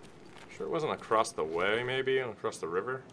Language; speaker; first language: English; native; English